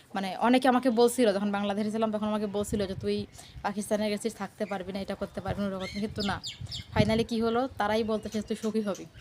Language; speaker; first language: Bangla; native; Bangla